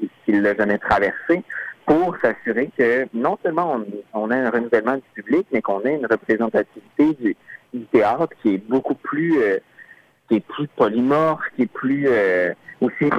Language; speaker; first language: French; native; French